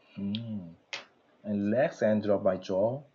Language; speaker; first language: English; non-native, learner; Korean